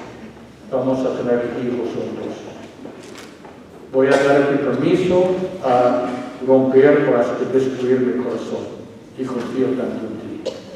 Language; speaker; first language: Spanish; non-native, fluent; English